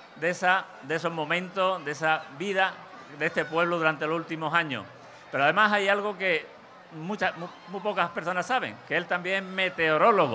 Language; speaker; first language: Spanish; native; Spanish